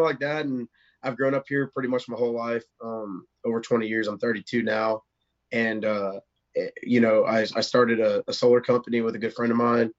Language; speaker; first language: English; native; English